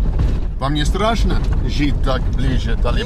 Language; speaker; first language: Russian; non-native, learner; English